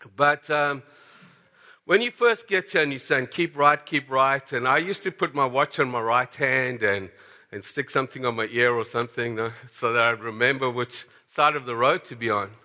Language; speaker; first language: English; native; English